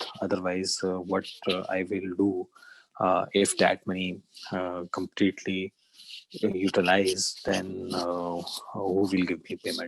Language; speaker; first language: English; non-native, learner; Urdu